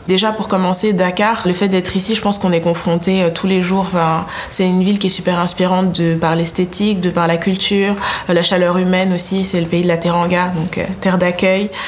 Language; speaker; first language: French; native; French